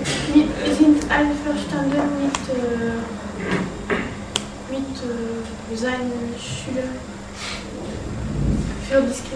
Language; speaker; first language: German; non-native, learner; French